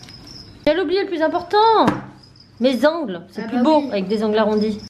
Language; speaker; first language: French; native; French